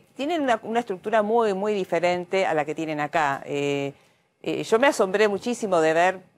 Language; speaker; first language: Spanish; early bilingual, heritage; Spanish